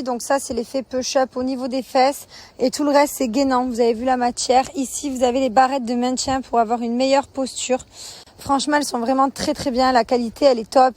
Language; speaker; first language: French; native; French